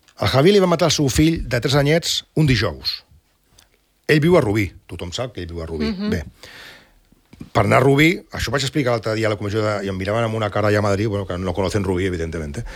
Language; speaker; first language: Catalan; non-native, local second language; Spanish